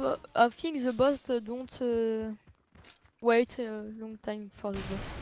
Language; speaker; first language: English; non-native, learner; French